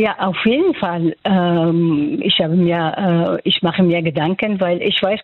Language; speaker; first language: German; non-native, fluent; Persian